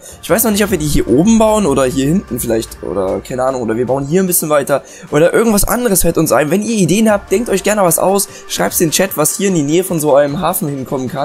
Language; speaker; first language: German; native; German